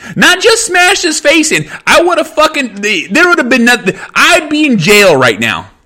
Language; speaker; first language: English; early bilingual, other home language; Spanish